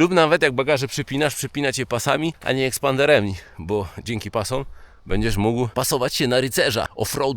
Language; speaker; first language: Polish; native; Polish